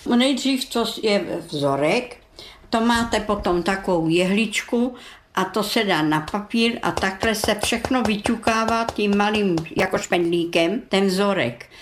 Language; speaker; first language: Czech; non-native, local second language; German